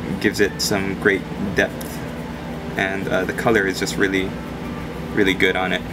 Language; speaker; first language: English; native; English